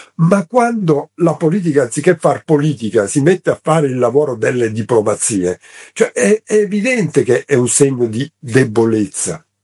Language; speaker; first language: Italian; native; Italian